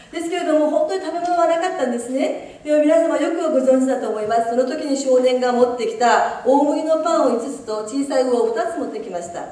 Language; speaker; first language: Japanese; early bilingual, other home language; Korean